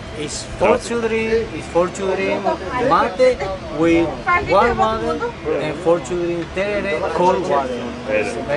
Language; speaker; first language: English; non-native, learner; Spanish